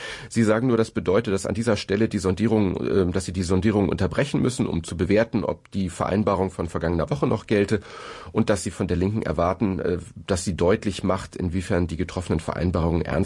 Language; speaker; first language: German; native; German